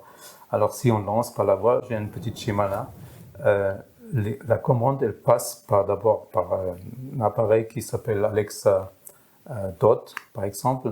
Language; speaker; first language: French; non-native, fluent; German